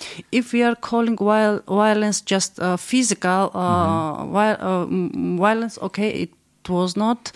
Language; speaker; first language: English; non-native, learner; Georgian